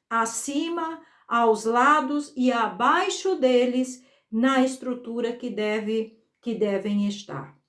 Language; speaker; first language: Portuguese; native; Portuguese